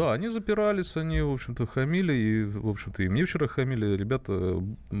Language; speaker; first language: Russian; native; Russian